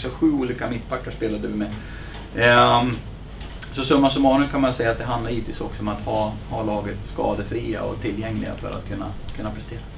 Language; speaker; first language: Swedish; native; Swedish